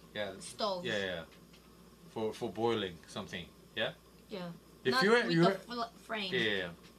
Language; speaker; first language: English; non-native, learner; Korean